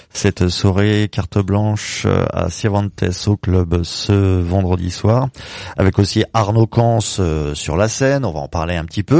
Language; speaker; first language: French; native; French